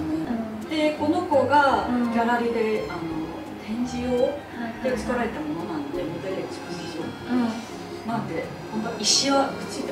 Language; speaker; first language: Japanese; non-native, fluent; Chinese